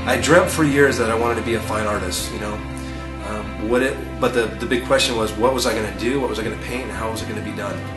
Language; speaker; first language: English; native; English